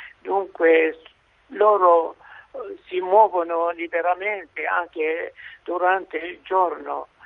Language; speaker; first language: Italian; non-native, fluent; Arabic